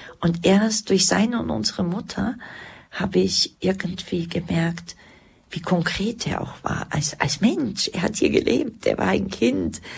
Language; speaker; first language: German; early bilingual, other home language; Croatian